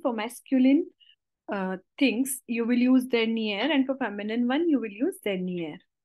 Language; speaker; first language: English; non-native, local second language; Hindi